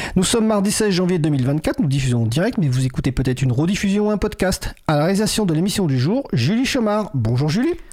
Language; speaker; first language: French; native; French